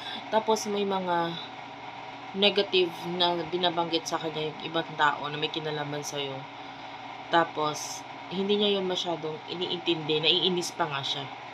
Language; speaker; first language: Filipino; native; Filipino